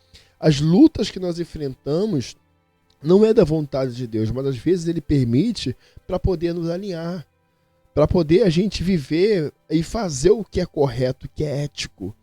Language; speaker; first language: Portuguese; native; Portuguese